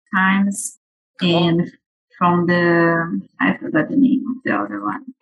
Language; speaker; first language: English; non-native, fluent; Portuguese